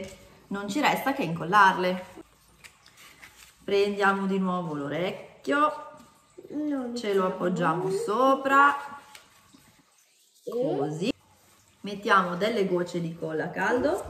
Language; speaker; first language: Italian; native; Italian